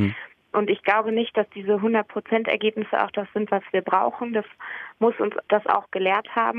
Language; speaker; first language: German; native; German